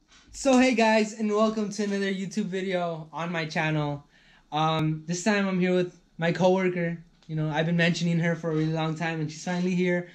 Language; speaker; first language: English; early bilingual, other home language; Spanish